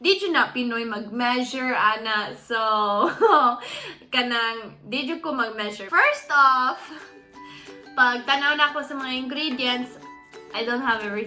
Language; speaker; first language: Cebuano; non-native, learner; English